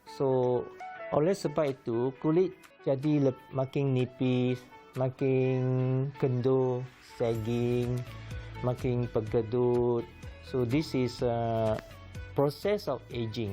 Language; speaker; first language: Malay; non-native, local second language; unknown